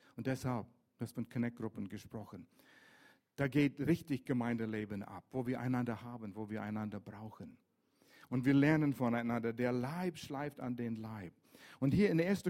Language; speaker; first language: German; non-native, fluent; English